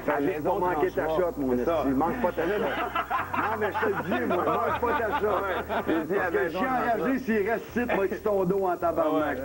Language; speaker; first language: French; native; French